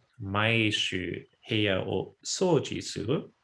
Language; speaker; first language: Japanese; non-native, fluent; English